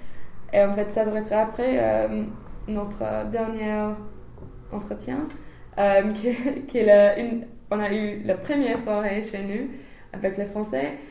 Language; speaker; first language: French; non-native, fluent; English